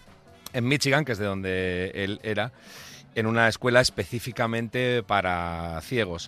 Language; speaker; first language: Spanish; native; Spanish